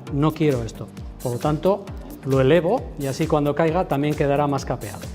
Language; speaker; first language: Spanish; native; Spanish